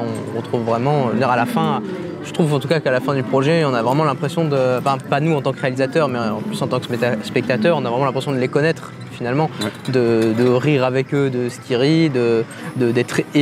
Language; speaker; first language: French; native; French